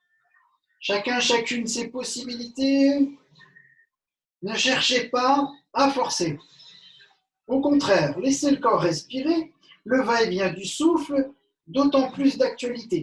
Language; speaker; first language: French; native; French